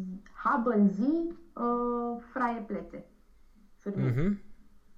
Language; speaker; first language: German; non-native, learner; Romanian